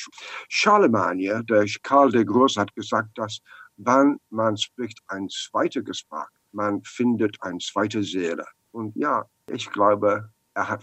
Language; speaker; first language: German; non-native, learner; English